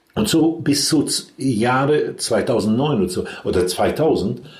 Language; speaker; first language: German; non-native, fluent; Arabic